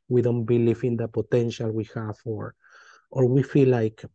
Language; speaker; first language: English; non-native, fluent; Spanish